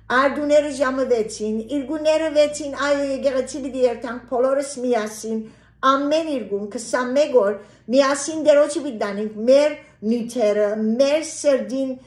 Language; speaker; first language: Armenian; early bilingual, heritage; Armenian